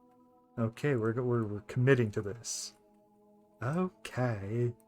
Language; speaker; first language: English; native; English